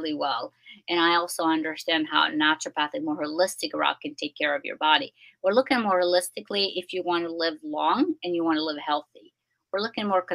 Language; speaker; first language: English; non-native, fluent; Albanian